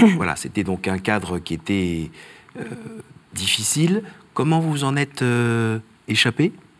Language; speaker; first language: French; non-native, fluent; Polish